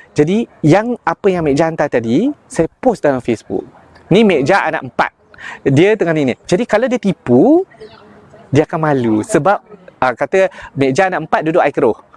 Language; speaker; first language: Malay; native; Malay